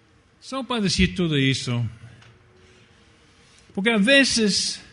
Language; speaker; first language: Portuguese; non-native, fluent; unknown